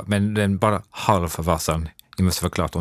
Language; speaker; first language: Swedish; non-native, fluent; English